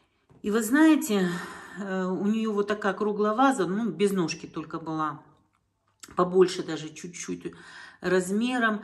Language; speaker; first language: Russian; native; Russian